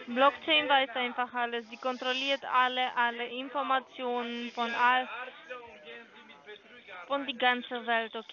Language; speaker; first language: German; non-native, learner; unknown